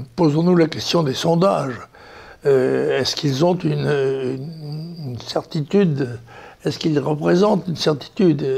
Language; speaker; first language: French; native; French